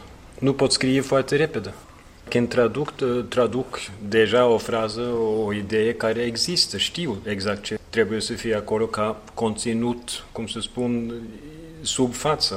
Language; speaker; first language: Romanian; non-native, fluent; Norwegian